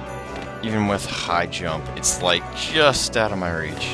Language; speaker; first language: English; native; English